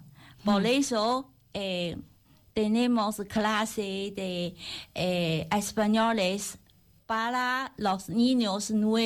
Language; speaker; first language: Spanish; non-native, learner; Chinese